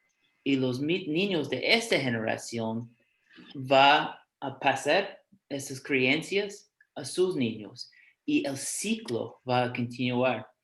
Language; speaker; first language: Spanish; non-native, fluent; English